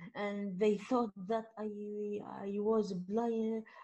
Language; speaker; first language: English; non-native, fluent; Arabic